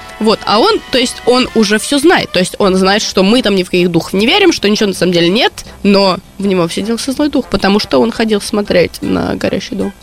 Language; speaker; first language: Russian; native; Russian